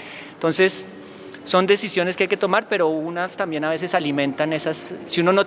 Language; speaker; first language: Spanish; native; Spanish